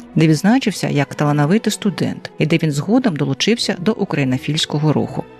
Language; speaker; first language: Ukrainian; native; Ukrainian